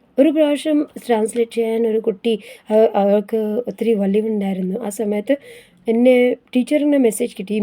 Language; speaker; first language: Malayalam; non-native, fluent; Konkani